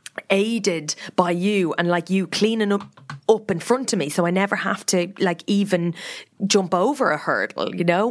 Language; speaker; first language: English; native; English